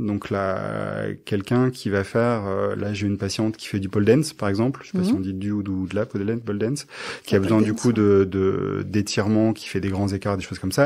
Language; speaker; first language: French; native; French